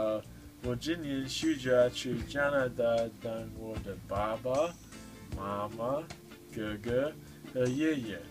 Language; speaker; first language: Chinese; non-native, learner; English